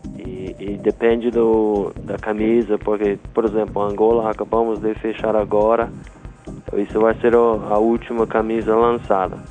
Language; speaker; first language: Portuguese; non-native, fluent; English